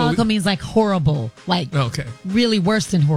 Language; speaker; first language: English; native; English